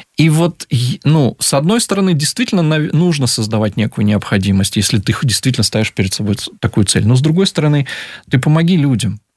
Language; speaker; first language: Russian; native; Russian